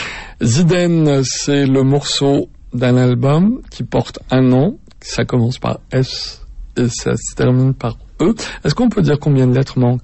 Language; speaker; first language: French; native; French